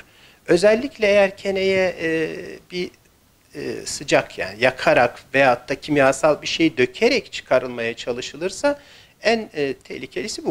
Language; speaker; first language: Turkish; native; Turkish